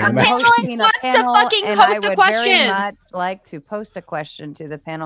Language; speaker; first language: English; native; English